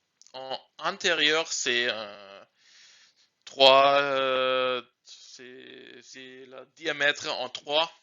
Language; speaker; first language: French; non-native, learner; German